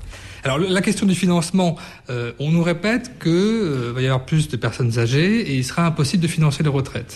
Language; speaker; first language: French; native; French